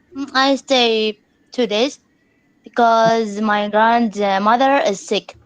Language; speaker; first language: English; non-native, learner; Arabic